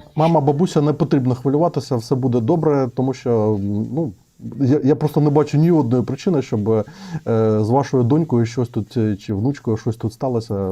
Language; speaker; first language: Ukrainian; non-native, local second language; Russian